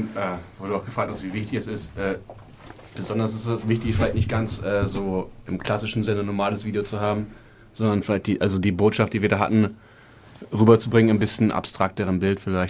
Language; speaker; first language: German; native; German